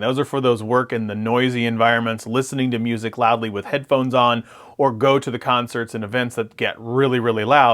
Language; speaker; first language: English; native; English